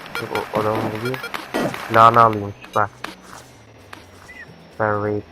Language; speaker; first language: Turkish; native; Turkish